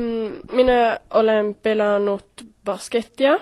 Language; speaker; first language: Finnish; non-native, learner; Swedish